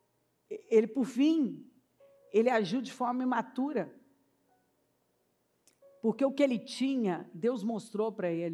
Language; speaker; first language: Portuguese; native; Portuguese